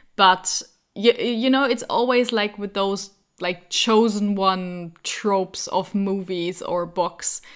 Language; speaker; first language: English; non-native, fluent; German